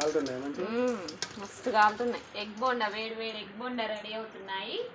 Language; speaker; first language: Telugu; native; Telugu